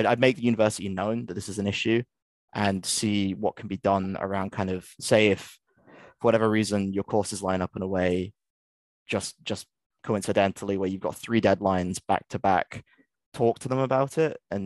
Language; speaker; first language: English; native; English